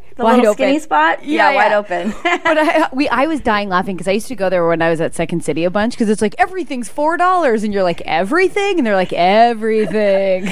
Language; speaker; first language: English; native; English